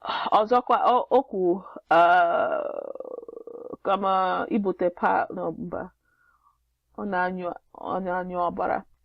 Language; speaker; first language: Igbo; non-native, learner; English